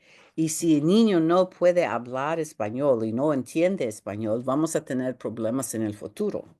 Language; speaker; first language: Spanish; early bilingual, heritage; Spanish